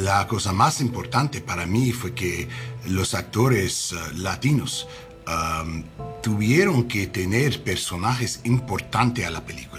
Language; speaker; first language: Spanish; non-native, learner; English